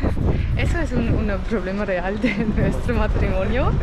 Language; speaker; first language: Spanish; non-native, fluent; German